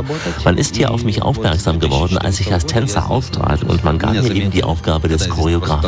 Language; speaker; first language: German; native; German